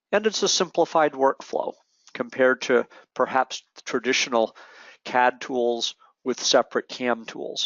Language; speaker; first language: English; native; English